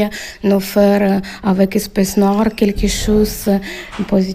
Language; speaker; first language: French; non-native, learner; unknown